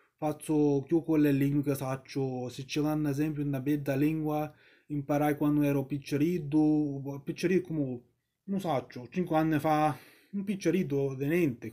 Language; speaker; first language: Italian; non-native, learner; English